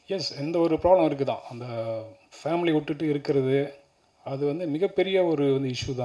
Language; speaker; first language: Tamil; native; Tamil